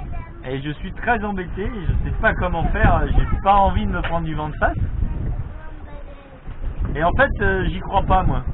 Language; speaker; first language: French; native; French